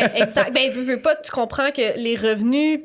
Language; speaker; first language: French; native; French